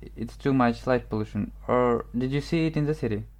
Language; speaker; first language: English; non-native, fluent; Ukrainian